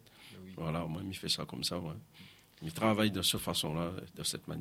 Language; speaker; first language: French; non-native, local second language; Réunion Creole French